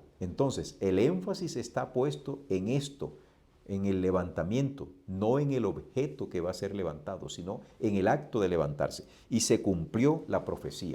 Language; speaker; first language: Spanish; native; Spanish